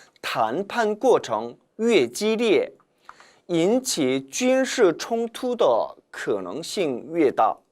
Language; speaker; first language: Chinese; non-native, fluent; Korean